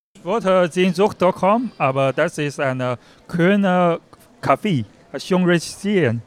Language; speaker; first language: German; non-native, learner; Chinese